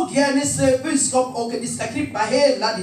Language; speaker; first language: Swedish; non-native, fluent; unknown